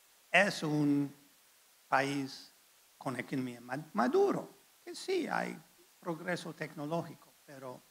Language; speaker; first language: Spanish; non-native, fluent; English